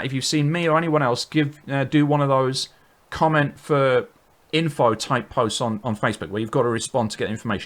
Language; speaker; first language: English; native; English